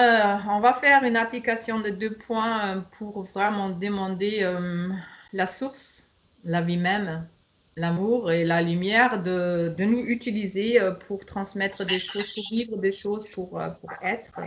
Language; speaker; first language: French; non-native, fluent; German